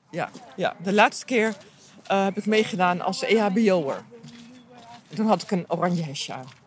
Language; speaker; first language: Dutch; native; Dutch